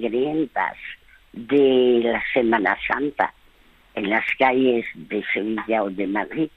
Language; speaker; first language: Spanish; early bilingual, other home language; French